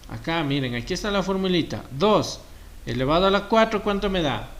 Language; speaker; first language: Spanish; native; Spanish